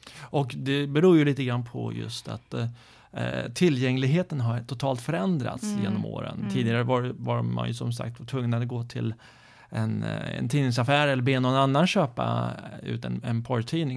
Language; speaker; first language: Swedish; native; Swedish